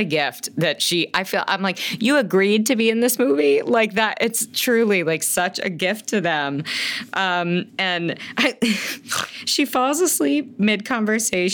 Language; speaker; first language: English; native; English